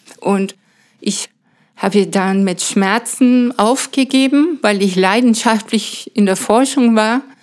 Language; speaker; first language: German; non-native, fluent; Spanish